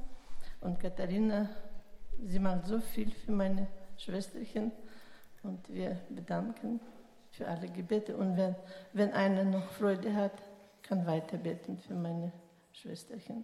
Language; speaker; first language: German; non-native, fluent; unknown